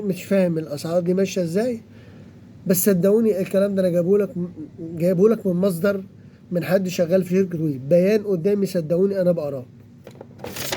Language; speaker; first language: Arabic; native; Arabic